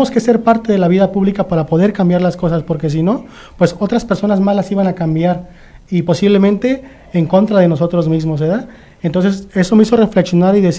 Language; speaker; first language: Spanish; non-native, local second language; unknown